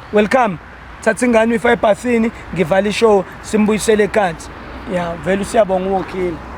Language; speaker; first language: Zulu; native; Zulu